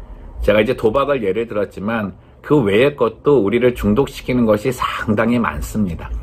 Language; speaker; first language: Korean; native; Korean